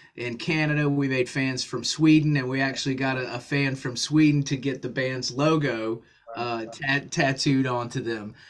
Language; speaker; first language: English; native; English